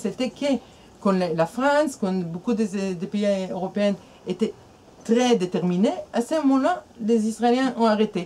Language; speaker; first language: French; non-native, fluent; Hebrew